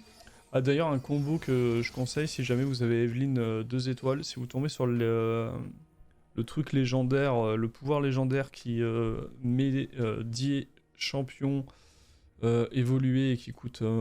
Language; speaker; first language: French; native; French